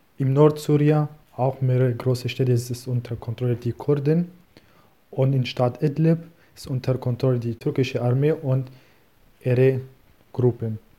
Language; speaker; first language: German; non-native, learner; Kurdish